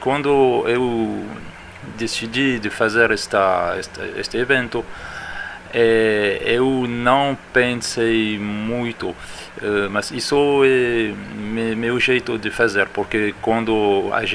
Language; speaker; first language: Portuguese; non-native, fluent; French